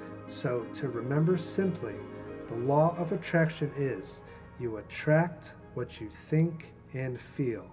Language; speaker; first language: English; native; English